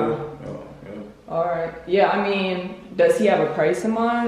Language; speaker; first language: English; native; English